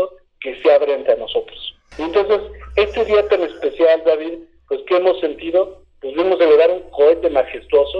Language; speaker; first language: Spanish; native; Spanish